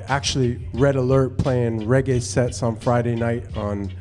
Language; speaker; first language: English; native; English